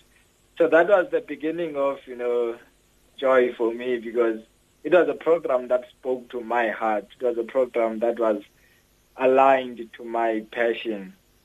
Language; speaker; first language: English; non-native, local second language; Xhosa